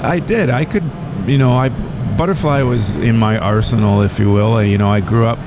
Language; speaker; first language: English; native; English